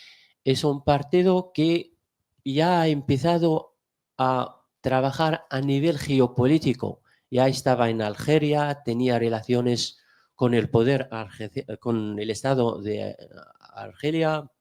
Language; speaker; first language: Spanish; non-native, fluent; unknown